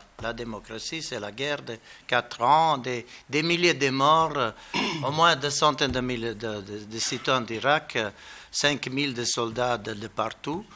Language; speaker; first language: French; non-native, learner; Bosnian